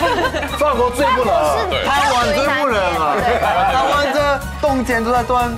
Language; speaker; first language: Chinese; native; Chinese